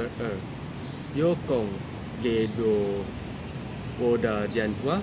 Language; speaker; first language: Chinese; non-native, learner; Malay